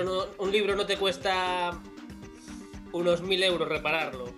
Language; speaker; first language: Spanish; native; Spanish